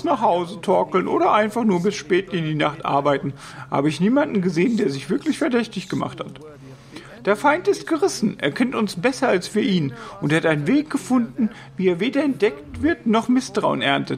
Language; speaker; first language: German; native; German